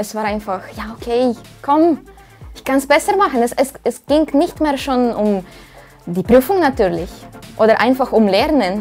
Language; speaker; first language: German; non-native, fluent; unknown